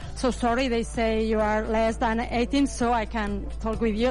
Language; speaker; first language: English; non-native, learner; Catalan